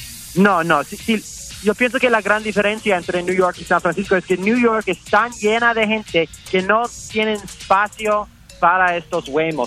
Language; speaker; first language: Spanish; early bilingual, heritage; English